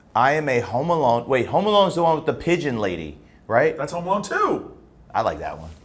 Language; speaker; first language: English; native; English